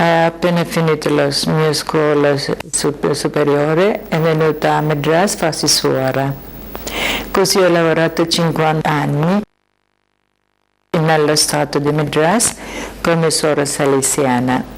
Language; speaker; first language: Italian; non-native, learner; Malayalam